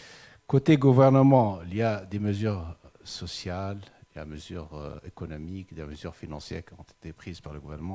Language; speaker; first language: French; non-native, local second language; Arabic